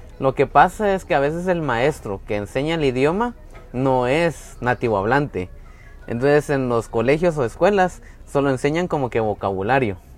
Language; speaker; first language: Spanish; native; Spanish